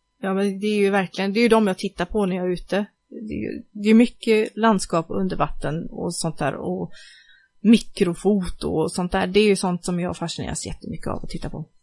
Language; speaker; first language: Swedish; native; Swedish